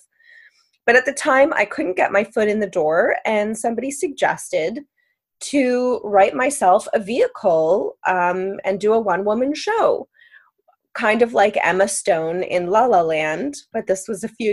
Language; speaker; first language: English; native; English